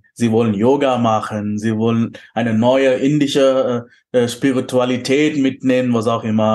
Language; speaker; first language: German; non-native, fluent; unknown